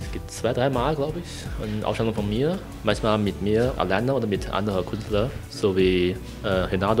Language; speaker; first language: German; non-native, learner; Chinese